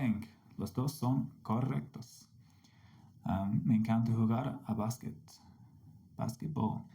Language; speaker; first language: Spanish; non-native, fluent; English